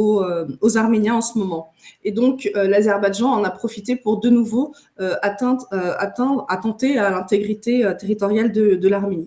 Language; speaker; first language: French; native; French